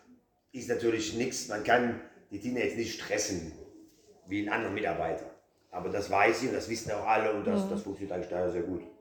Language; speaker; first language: German; native; German